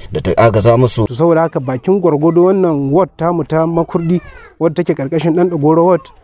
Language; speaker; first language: Hausa; native; Hausa